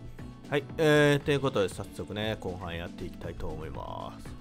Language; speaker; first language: Japanese; native; Japanese